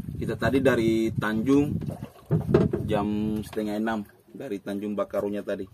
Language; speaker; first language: Indonesian; native; Indonesian